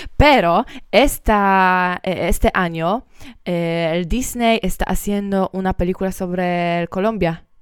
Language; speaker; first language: Spanish; non-native, learner; Polish